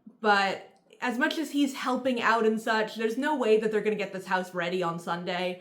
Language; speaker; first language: English; native; English